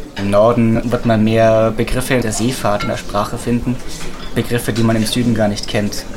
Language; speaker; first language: German; native; German